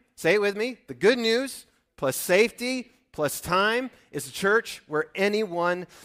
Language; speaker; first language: English; native; English